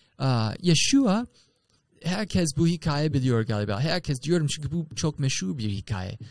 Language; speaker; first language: Turkish; non-native, fluent; English